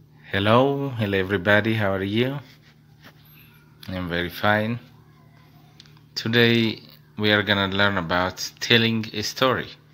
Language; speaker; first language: English; non-native, fluent; Amharic